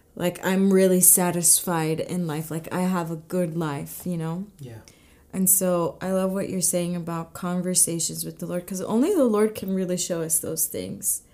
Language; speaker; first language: English; native; English